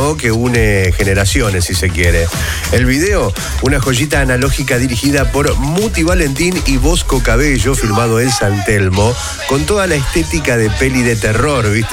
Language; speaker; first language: Spanish; native; Spanish